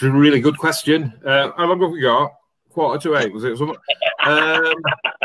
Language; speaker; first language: English; native; English